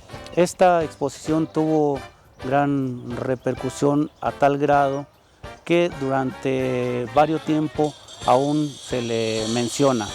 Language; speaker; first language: Spanish; native; Spanish